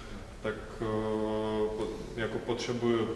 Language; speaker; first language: Russian; non-native, learner; Czech